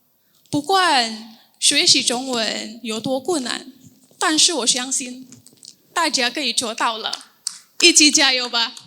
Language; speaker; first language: Chinese; non-native, learner; Indonesian